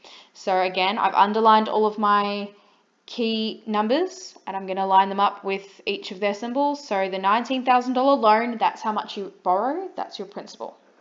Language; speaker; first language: English; native; English